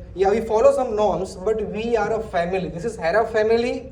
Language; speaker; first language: English; non-native, local second language; Gujarati